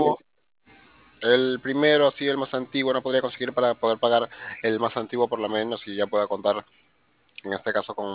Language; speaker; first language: Spanish; native; Spanish